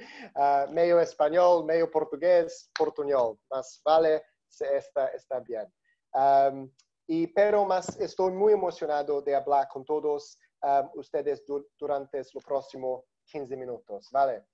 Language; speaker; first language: Spanish; non-native, learner; Portuguese